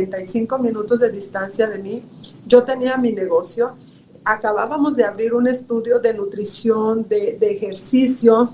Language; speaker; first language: Spanish; native; Spanish